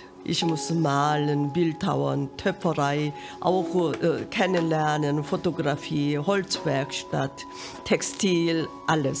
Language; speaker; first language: German; non-native, fluent; Korean